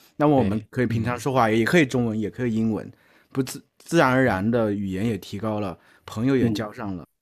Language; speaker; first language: Chinese; native; Chinese